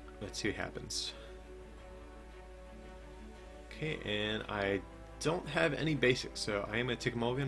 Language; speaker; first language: English; native; English